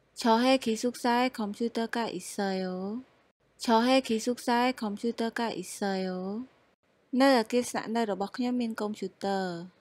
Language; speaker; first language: Korean; non-native, fluent; Khmer